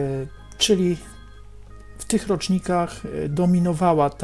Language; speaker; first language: Polish; native; Polish